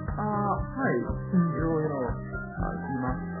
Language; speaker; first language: Japanese; non-native, learner; Italian